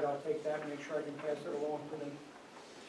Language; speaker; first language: English; native; English